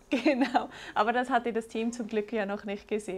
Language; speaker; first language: German; native; German